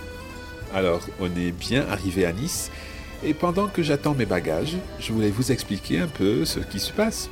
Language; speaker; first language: French; non-native, fluent; English